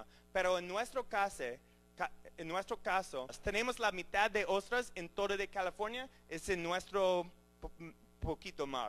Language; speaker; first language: Spanish; non-native, learner; English